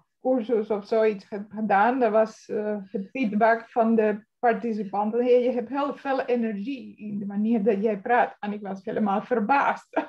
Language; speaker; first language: Dutch; non-native, fluent; Spanish